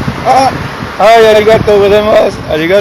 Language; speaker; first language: Japanese; non-native, learner; Portuguese